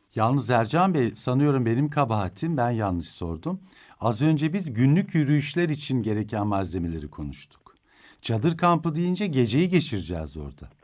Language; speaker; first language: Turkish; native; Turkish